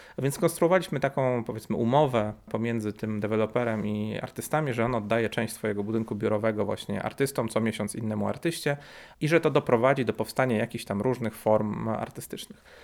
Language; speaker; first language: Polish; native; Polish